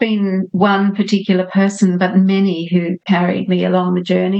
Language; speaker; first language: English; native; English